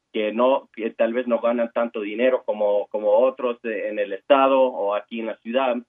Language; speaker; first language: Spanish; early bilingual, heritage; Spanish